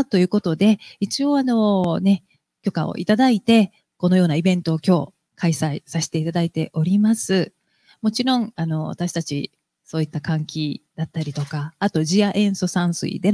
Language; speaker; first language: Japanese; native; Japanese